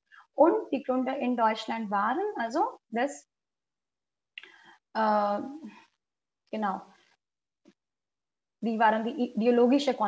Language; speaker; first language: German; non-native, fluent; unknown